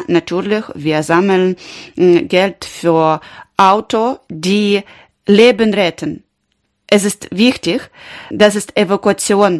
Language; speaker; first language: German; non-native, learner; Ukrainian